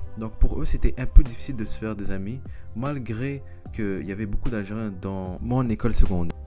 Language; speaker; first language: French; early bilingual, other home language; Berber languages